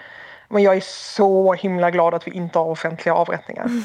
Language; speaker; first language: Swedish; native; Swedish